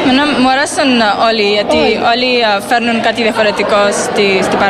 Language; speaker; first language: Greek; early bilingual, heritage; Greek